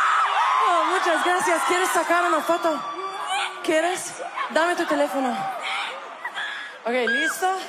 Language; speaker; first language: Spanish; non-native, learner; English